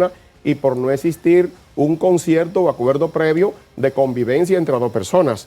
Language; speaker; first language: Spanish; native; Spanish